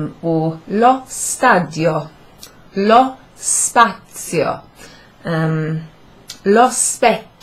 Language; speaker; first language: Italian; non-native, fluent; English